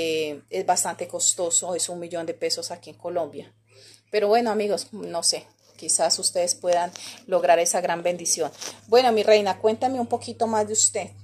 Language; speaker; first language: Spanish; native; Spanish